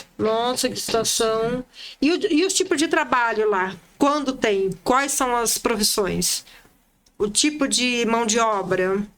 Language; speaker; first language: Portuguese; native; Portuguese